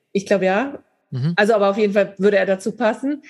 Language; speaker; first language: German; native; German